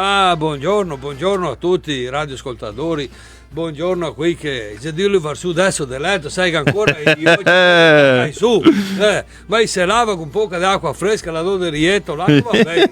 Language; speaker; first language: Italian; early bilingual, heritage; Portuguese